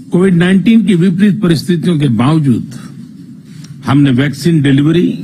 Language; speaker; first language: Hindi; non-native, local second language; Gujarati